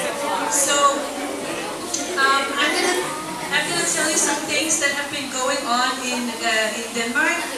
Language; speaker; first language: English; non-native, fluent; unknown